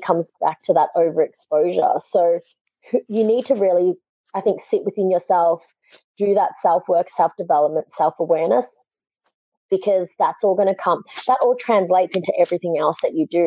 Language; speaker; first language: English; native; English